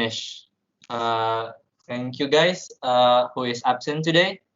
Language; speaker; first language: English; non-native, learner; Indonesian